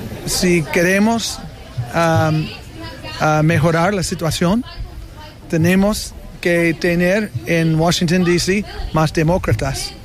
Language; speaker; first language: Spanish; non-native, fluent; English